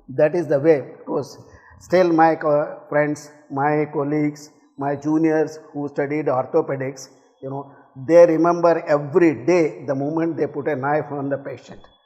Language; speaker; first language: English; non-native, local second language; Telugu